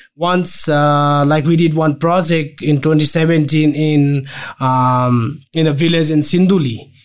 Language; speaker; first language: English; non-native, local second language; Nepali